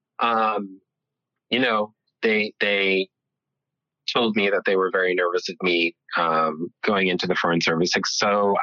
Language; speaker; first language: English; early bilingual, other home language; Italian